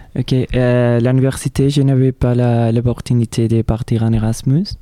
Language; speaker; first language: French; non-native, learner; Spanish